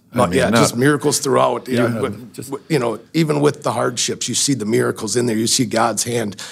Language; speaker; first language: English; native; English